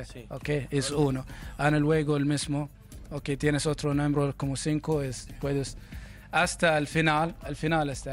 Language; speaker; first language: Spanish; non-native, learner; Arabic